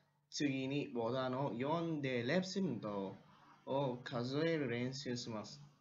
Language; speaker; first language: Japanese; non-native, learner; Vietnamese